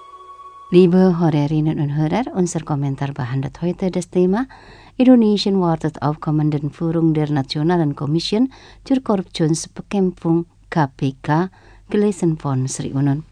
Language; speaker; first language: German; non-native, fluent; Indonesian